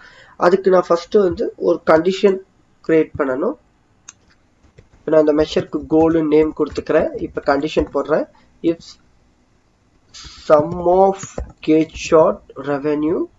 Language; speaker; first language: Tamil; native; Tamil